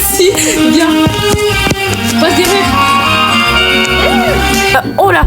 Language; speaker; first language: French; native; French